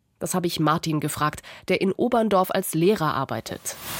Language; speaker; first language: German; native; German